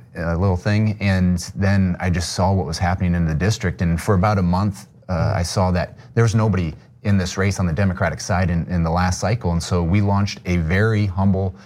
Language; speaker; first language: English; native; English